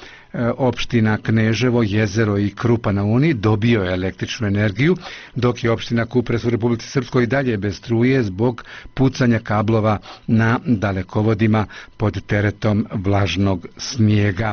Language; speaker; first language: Croatian; native; Croatian